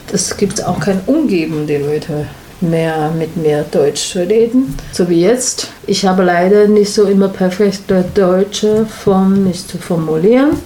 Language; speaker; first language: German; non-native, learner; Chinese